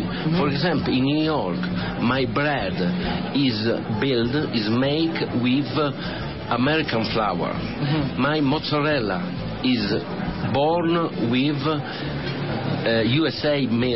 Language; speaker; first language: English; non-native, learner; Italian